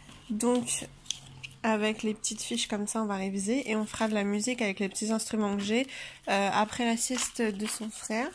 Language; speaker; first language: French; native; French